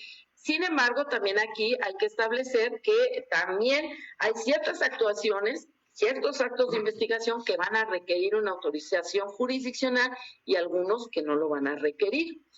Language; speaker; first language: Spanish; native; Spanish